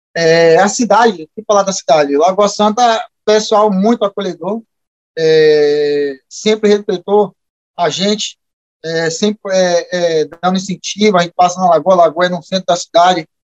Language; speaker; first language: Portuguese; native; Portuguese